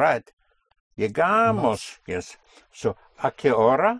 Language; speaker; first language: Spanish; non-native, fluent; English